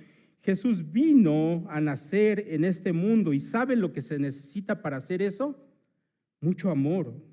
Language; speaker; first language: Spanish; native; Spanish